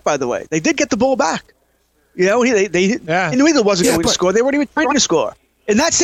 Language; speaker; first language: English; native; English